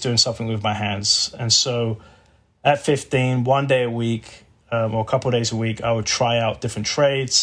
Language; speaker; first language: English; native; English